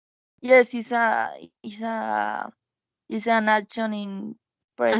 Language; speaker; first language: English; non-native, learner; Spanish